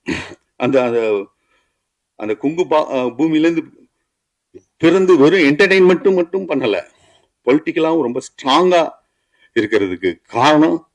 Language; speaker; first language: Tamil; native; Tamil